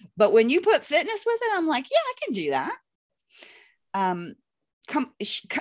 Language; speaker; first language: English; native; English